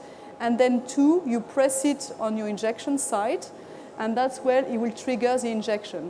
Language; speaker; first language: English; non-native, fluent; French